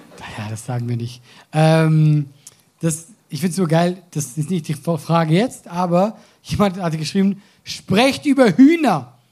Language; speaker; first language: German; native; German